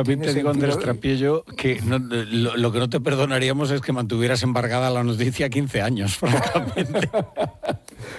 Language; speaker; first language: Spanish; native; Spanish